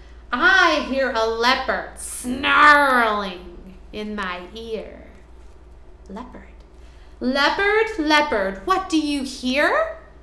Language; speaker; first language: English; native; English